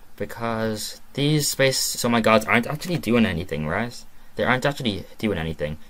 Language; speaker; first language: English; native; English